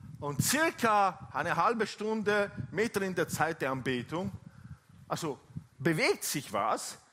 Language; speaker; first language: German; non-native, fluent; Italian